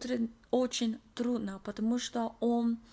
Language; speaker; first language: Russian; non-native, learner; English